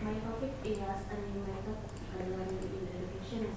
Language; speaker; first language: English; non-native, learner; Indonesian